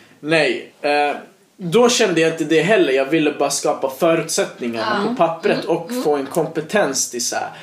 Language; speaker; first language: Swedish; early bilingual, other home language; Persian